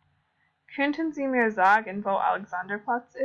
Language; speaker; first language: German; non-native, fluent; English